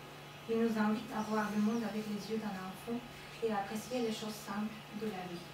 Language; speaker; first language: French; non-native, learner; Bulgarian